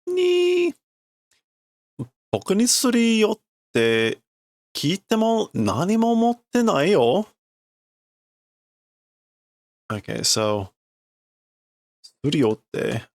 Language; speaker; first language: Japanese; non-native, learner; English